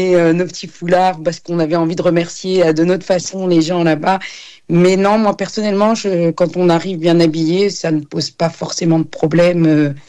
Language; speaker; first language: French; non-native, local second language; Arabic